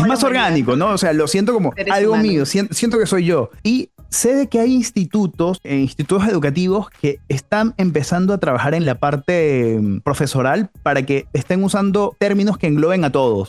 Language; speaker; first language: Spanish; native; Spanish